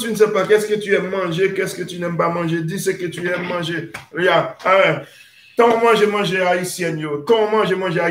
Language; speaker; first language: French; non-native, local second language; Haitian Creole